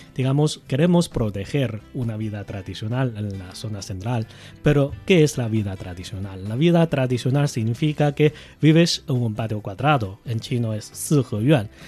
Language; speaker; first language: Spanish; non-native, fluent; Chinese